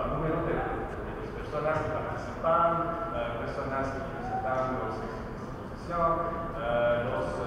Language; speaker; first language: Spanish; non-native, learner; French